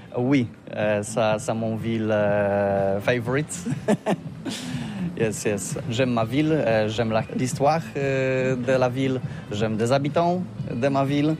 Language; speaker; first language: French; non-native, learner; Polish